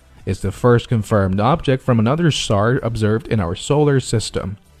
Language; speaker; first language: English; non-native, fluent; Chinese